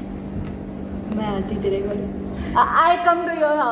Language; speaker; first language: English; non-native, local second language; Hindi